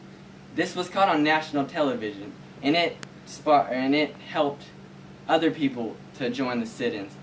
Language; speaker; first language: English; native; English